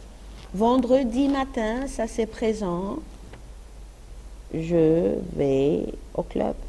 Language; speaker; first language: French; non-native, fluent; Arabic